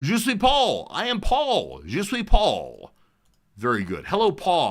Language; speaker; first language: French; non-native, learner; English